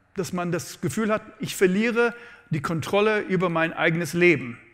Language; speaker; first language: German; non-native, fluent; English